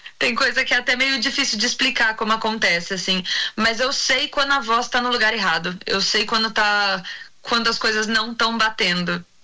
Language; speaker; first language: Portuguese; native; Portuguese